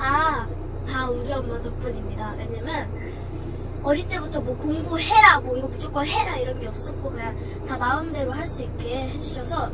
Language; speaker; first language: Korean; early bilingual, other home language; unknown